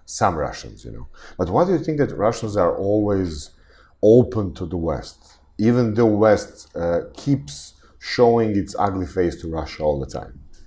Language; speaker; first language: English; non-native, fluent; Serbian